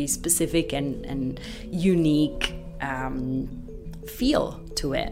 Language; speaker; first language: English; non-native, fluent; Italian